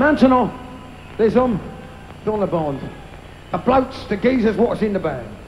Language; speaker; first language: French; non-native, learner; English